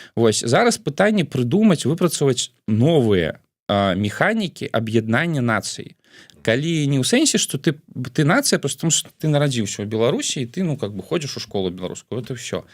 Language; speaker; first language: Belarusian; non-native, local second language; Russian